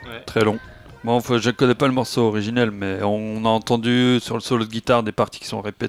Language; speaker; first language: French; native; French